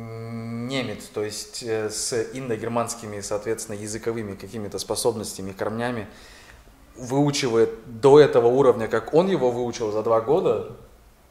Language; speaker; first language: Russian; native; Russian